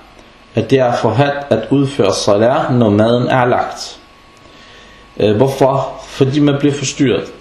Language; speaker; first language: Danish; non-native, fluent; Arabic